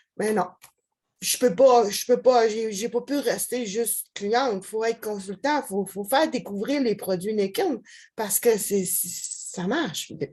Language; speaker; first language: French; native; French